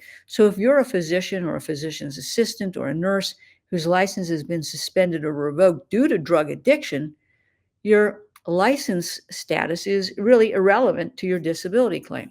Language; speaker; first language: English; native; English